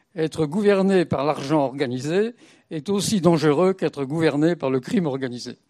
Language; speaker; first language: French; native; French